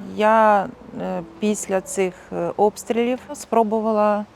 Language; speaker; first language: Ukrainian; native; Ukrainian